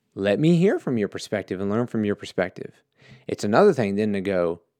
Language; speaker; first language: English; native; English